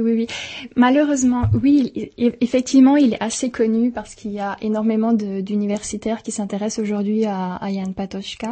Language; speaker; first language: French; native; French